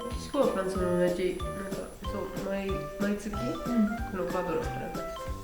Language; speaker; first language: Japanese; non-native, learner; Spanish